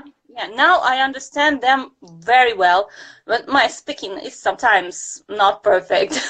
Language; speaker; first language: English; non-native, fluent; Russian